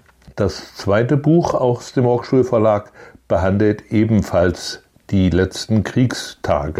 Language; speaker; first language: German; native; German